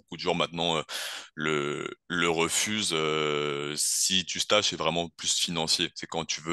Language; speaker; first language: French; native; French